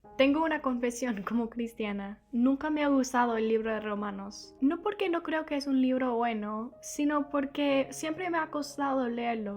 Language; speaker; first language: Spanish; non-native, fluent; English